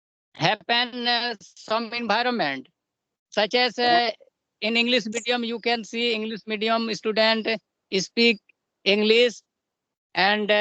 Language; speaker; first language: English; non-native, learner; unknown